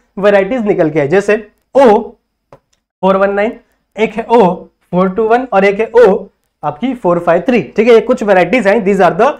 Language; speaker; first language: Hindi; native; Hindi